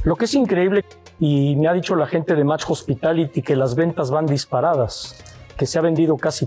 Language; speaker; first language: Spanish; native; Spanish